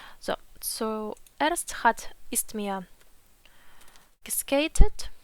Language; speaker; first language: German; non-native, fluent; Ukrainian